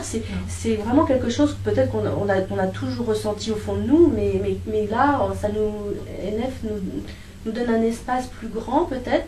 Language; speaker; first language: French; native; French